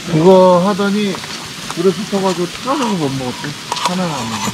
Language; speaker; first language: Korean; native; Korean